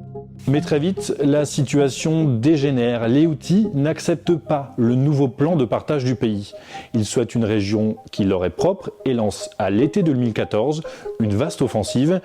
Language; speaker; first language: French; native; French